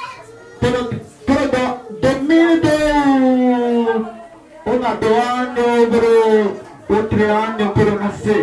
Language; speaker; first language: Spanish; non-native, learner; Haitian Creole